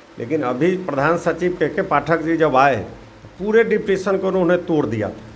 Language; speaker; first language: Hindi; native; Hindi